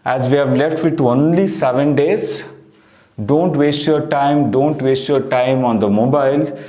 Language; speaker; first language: English; non-native, local second language; Kannada